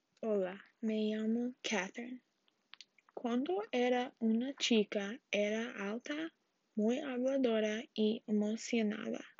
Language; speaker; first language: Spanish; non-native, learner; English